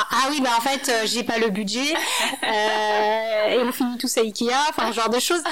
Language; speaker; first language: French; early bilingual, other home language; Min Nan Chinese